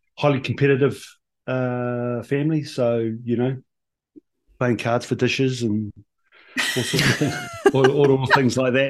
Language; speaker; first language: English; native; English